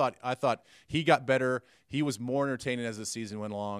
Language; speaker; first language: English; native; English